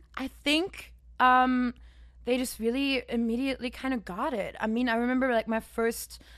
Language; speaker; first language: English; non-native, fluent; German